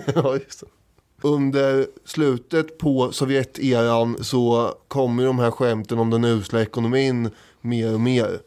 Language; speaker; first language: Swedish; native; Swedish